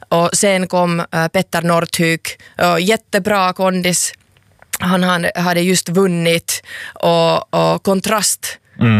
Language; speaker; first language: Swedish; non-native, local second language; Finnish